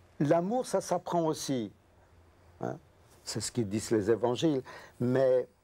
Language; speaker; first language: French; non-native, fluent; Yiddish